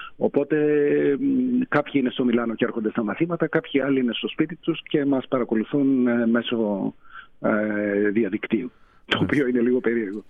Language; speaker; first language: Greek; early bilingual, heritage; Greek